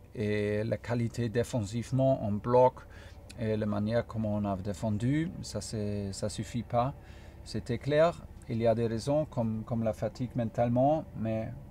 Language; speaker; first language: French; non-native, fluent; German